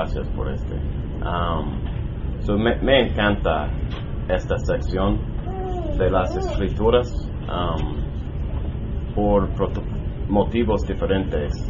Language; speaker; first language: Spanish; non-native, learner; English